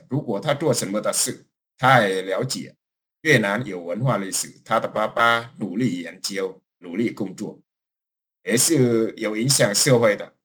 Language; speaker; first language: Chinese; non-native, fluent; Vietnamese